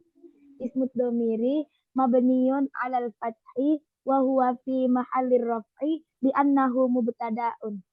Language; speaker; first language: Arabic; non-native, learner; Indonesian